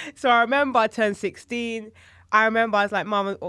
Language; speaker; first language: English; native; English